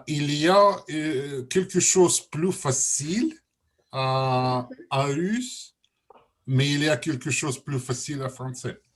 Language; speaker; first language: French; non-native, learner; Russian